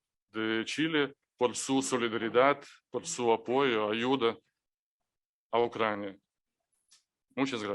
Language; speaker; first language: Spanish; non-native, fluent; Ukrainian